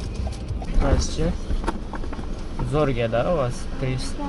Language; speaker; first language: Russian; non-native, local second language; Kyrgyz